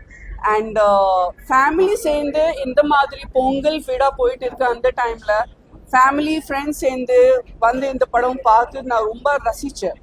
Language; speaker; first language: Tamil; non-native, fluent; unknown